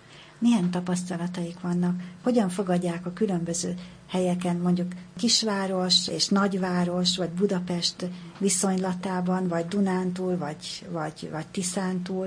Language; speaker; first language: Hungarian; native; Hungarian